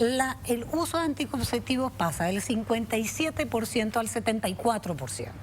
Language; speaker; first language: Spanish; native; Spanish